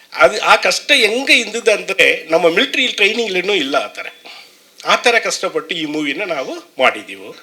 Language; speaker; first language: Kannada; non-native, learner; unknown